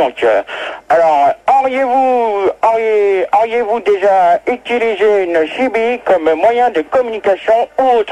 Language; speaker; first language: French; native; French